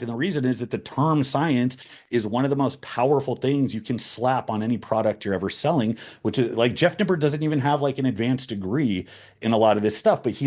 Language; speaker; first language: English; native; English